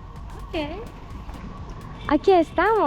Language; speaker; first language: Spanish; non-native, learner; Japanese